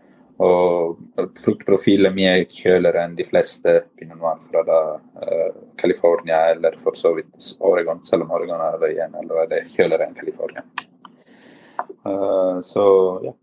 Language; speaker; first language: Norwegian; non-native, fluent; Italian